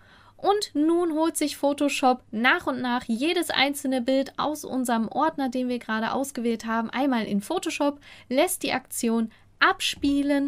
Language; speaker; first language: German; native; German